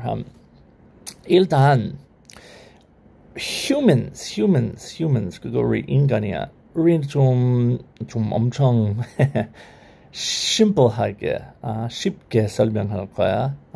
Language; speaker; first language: Korean; non-native, learner; English